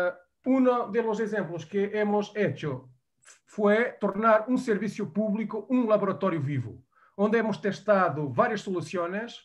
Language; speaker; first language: Spanish; non-native, fluent; Portuguese